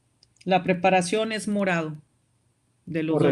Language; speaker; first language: Spanish; native; Spanish